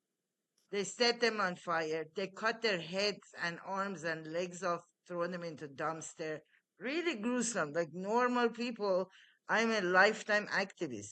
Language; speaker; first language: English; non-native, fluent; Persian